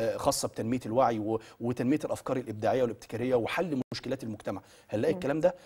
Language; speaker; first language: Arabic; native; Arabic